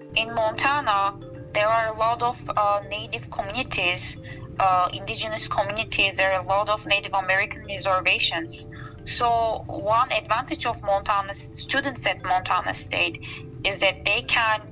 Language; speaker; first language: English; non-native, fluent; Turkish